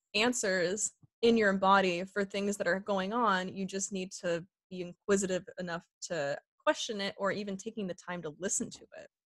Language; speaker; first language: English; native; English